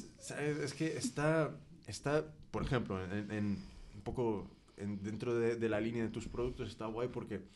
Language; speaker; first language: Spanish; early bilingual, heritage; Spanish